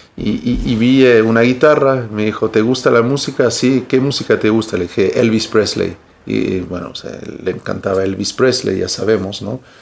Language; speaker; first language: Spanish; early bilingual, heritage; Spanish